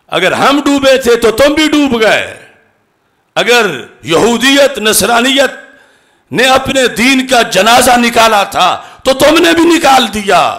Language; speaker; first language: Urdu; non-native, local second language; Punjabi